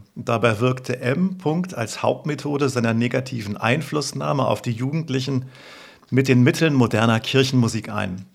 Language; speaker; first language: German; native; German